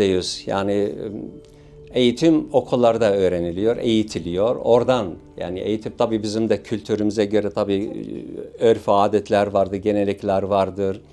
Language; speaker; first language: Turkish; non-native, local second language; Syriac